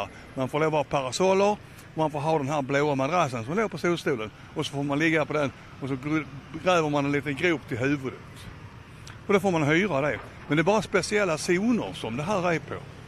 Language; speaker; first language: Swedish; native; Swedish